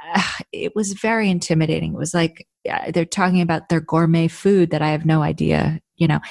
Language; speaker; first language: English; native; English